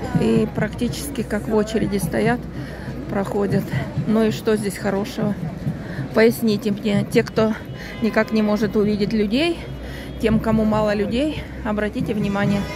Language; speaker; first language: Russian; native; Russian